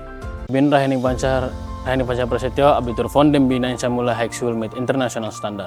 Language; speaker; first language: German; non-native, learner; Indonesian